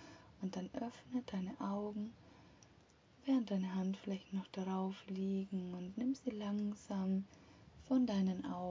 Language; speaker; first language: German; native; German